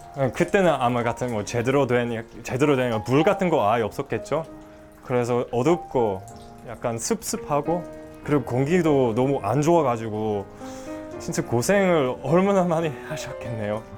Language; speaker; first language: Korean; non-native, fluent; English